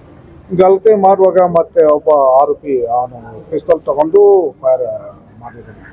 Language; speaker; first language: Kannada; non-native, local second language; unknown